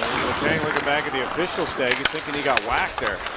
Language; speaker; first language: English; native; English